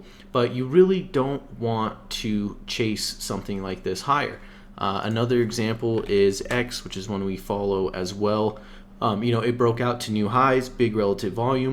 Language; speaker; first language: English; native; English